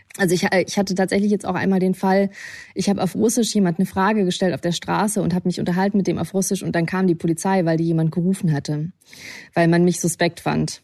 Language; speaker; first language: German; early bilingual, other home language; Russian